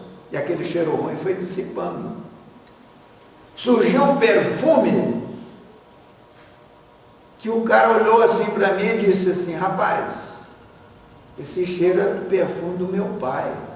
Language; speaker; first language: Portuguese; native; Portuguese